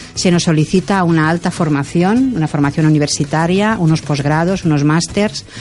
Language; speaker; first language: Spanish; non-native, local second language; Catalan